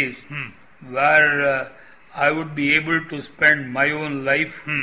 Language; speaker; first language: English; non-native, local second language; Tamil